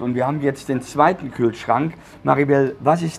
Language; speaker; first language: German; native; German